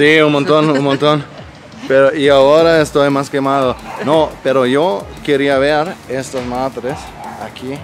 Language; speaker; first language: Spanish; non-native, learner; German